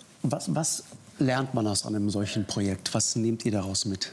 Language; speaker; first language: German; native; German